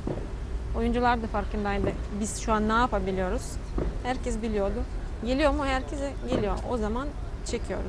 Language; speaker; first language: Turkish; non-native, learner; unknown